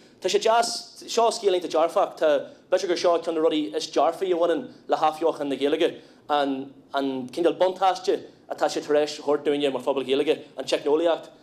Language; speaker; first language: Irish; non-native, local second language; English